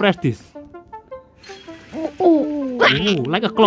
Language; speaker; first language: English; non-native, fluent; Indonesian